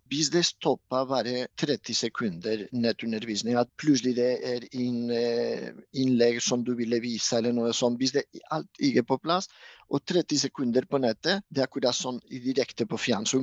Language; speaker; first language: Norwegian; non-native, fluent; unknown